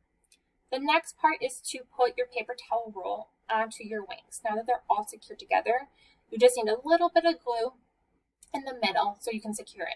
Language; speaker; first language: English; native; English